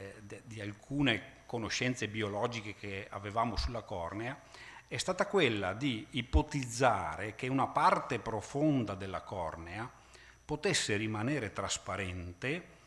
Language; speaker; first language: Italian; native; Italian